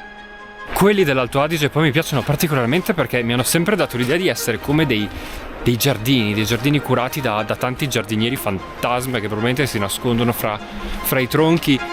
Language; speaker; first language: Italian; native; Italian